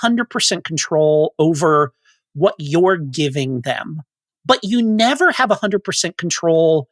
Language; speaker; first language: English; native; English